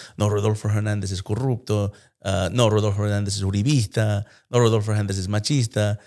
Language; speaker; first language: Spanish; early bilingual, heritage; Spanish